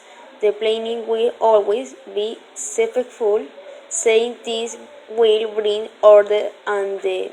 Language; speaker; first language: English; non-native, learner; Spanish